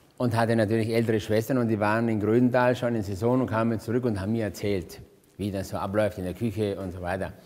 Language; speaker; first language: German; native; German